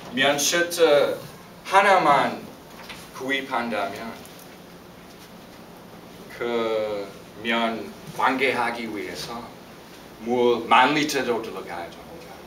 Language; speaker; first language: Korean; non-native, fluent; English